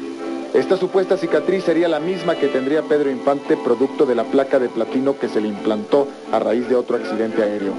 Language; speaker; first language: Spanish; native; Spanish